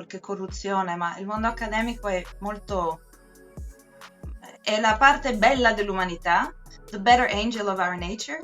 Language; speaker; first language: Italian; native; Italian